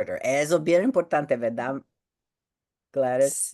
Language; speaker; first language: Spanish; early bilingual, heritage; Spanish